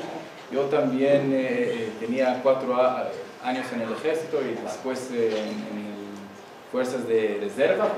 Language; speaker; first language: Spanish; non-native, learner; Hebrew